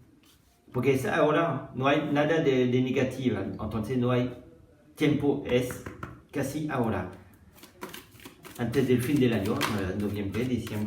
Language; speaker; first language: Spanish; non-native, learner; French